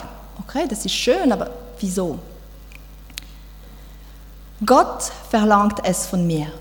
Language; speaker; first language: German; non-native, fluent; French